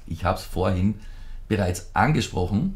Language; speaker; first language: German; native; German